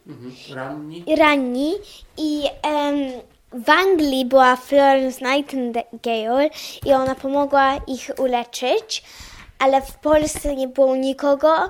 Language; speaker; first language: Polish; early bilingual, heritage; Polish